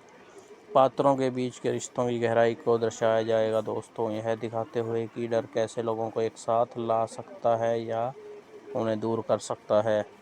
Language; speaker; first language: Hindi; native; Hindi